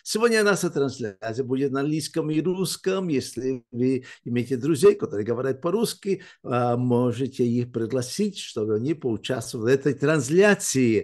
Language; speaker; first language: Russian; early bilingual, heritage; English